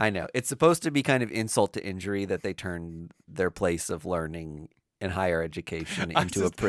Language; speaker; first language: English; native; English